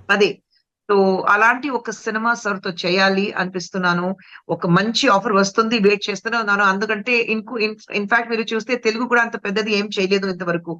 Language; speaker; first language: Telugu; non-native, fluent; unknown